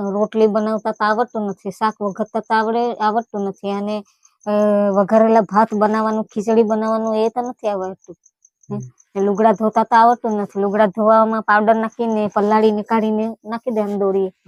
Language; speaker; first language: Gujarati; native; Gujarati